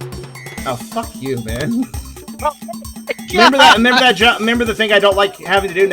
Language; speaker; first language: English; native; English